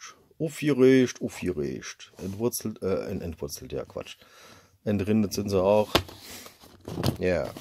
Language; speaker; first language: German; native; German